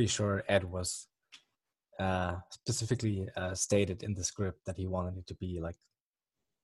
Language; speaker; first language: English; non-native, fluent; German